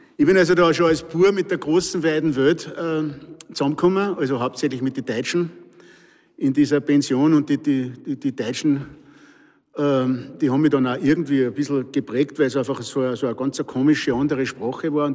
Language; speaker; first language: German; native; German